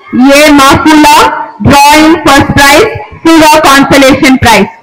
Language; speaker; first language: English; non-native, local second language; Tamil